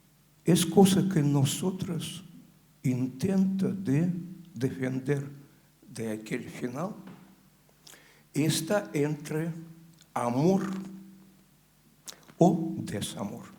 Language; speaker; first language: Spanish; non-native, learner; Russian